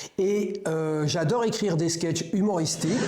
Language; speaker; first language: French; native; French